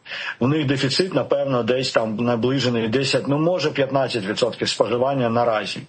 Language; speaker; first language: Ukrainian; native; Ukrainian